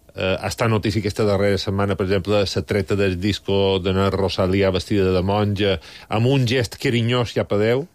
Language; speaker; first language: Catalan; native; Catalan